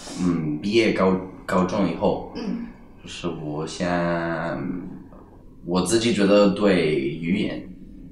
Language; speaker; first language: Chinese; non-native, fluent; Italian